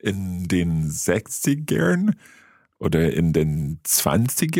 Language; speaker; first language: German; non-native, learner; English